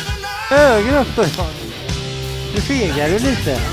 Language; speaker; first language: Swedish; native; Swedish